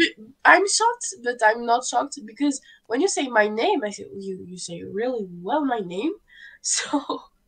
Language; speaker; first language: English; non-native, learner; French